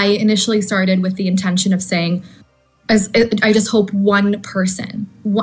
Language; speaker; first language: English; native; English